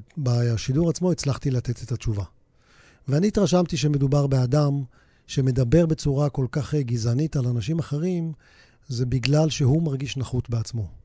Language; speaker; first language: Hebrew; native; Hebrew